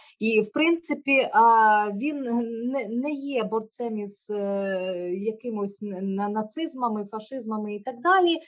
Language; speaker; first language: Ukrainian; native; Ukrainian